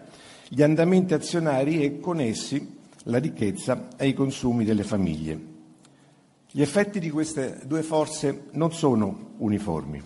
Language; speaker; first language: Italian; native; Italian